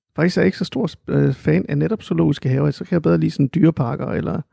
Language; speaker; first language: Danish; native; Danish